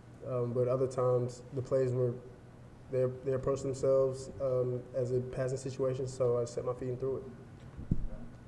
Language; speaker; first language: English; native; English